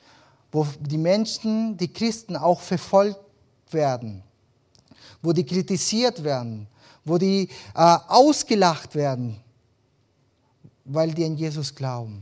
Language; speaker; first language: German; early bilingual, other home language; Spanish